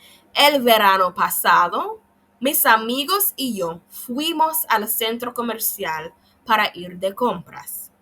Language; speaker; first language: Spanish; non-native, learner; English